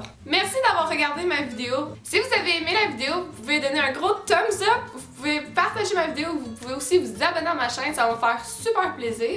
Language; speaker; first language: French; native; French